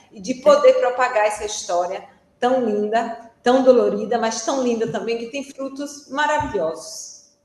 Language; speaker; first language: Portuguese; native; Portuguese